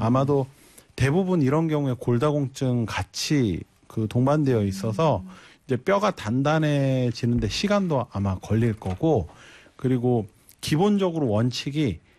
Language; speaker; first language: Korean; native; Korean